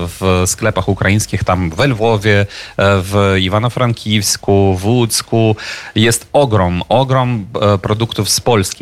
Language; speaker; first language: Polish; non-native, fluent; Ukrainian